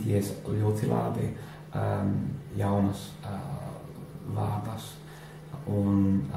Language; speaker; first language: Latvian; non-native, learner; English